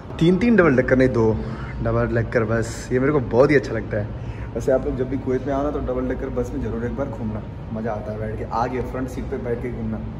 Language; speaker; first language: Hindi; native; Hindi